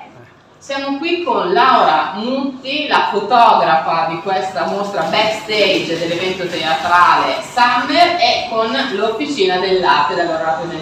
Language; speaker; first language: Italian; native; Italian